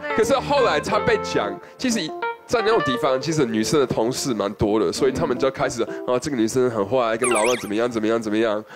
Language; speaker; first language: Chinese; non-native, fluent; English